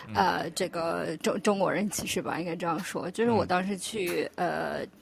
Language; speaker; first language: Chinese; non-native, local second language; Uyghur